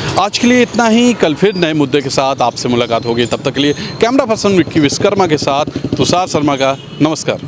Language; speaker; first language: Hindi; native; Hindi